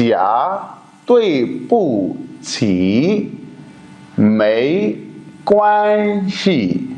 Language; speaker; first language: Chinese; non-native, fluent; Urdu